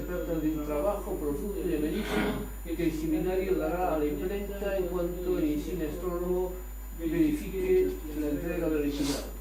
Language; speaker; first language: Spanish; native; Spanish